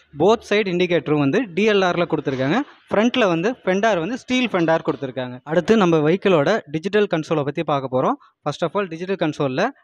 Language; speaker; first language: Tamil; native; Tamil